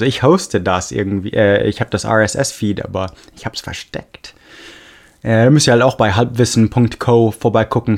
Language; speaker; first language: German; non-native, fluent; English